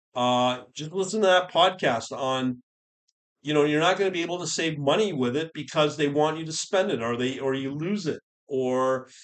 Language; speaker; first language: English; native; English